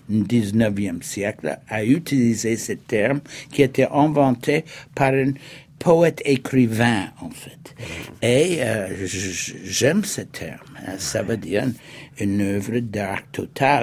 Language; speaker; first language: French; non-native, fluent; English